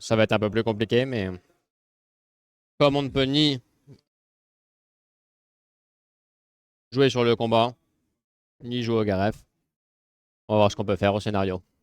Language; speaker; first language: French; native; French